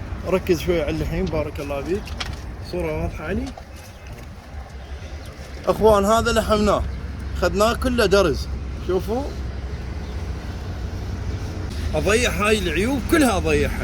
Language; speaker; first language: Arabic; native; Arabic